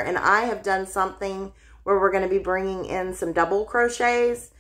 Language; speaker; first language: English; native; English